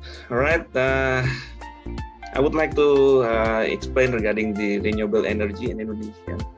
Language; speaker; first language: English; non-native, fluent; Indonesian